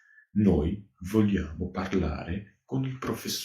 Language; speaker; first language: Italian; non-native, fluent; Georgian